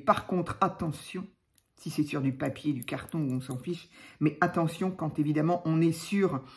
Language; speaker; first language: French; native; French